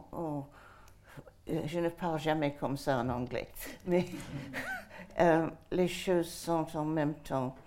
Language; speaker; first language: French; non-native, fluent; English